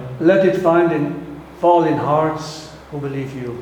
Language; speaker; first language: English; non-native, fluent; German